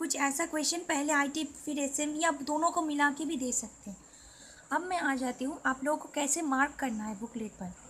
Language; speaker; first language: Hindi; non-native, local second language; Bangla